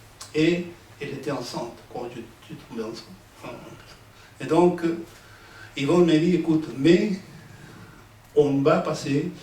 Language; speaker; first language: French; non-native, fluent; Spanish